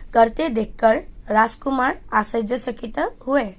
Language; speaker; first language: Hindi; non-native, local second language; Assamese